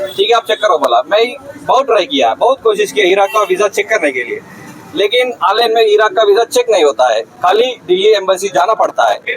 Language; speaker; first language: Hindi; non-native, local second language; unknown